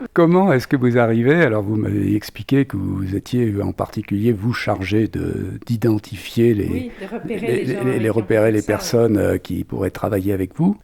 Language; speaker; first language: French; native; French